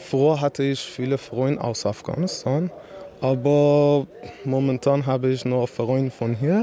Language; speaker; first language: German; non-native, learner; Persian